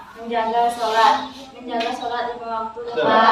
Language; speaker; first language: Indonesian; native; Indonesian